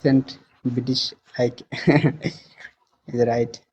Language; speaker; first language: English; non-native, learner; Bangla